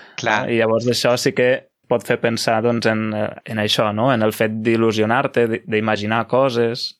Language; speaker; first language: Catalan; native; Catalan